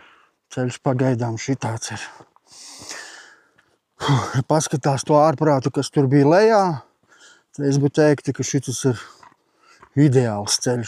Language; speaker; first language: Latvian; native; Latvian